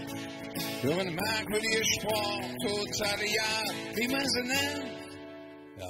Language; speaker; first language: German; native; German